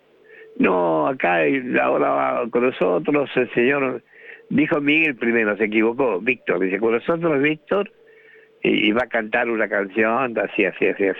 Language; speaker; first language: Spanish; native; Spanish